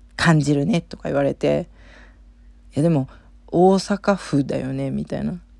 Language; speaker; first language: Japanese; native; Japanese